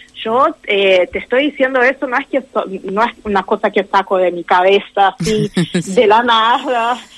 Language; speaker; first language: Spanish; non-native, fluent; Portuguese